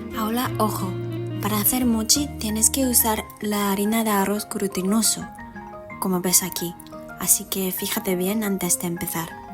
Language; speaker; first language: Spanish; non-native, fluent; Japanese